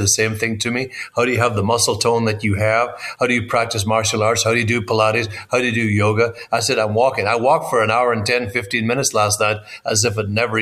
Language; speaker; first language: English; native; English